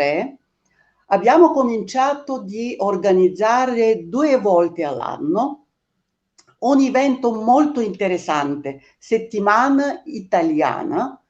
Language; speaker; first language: Italian; non-native, fluent; Bulgarian